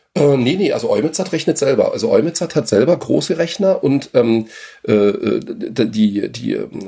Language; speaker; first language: German; native; German